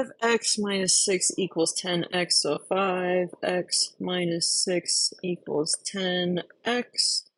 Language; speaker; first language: English; native; English